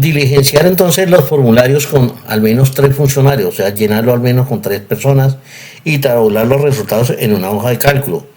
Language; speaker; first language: Spanish; native; Spanish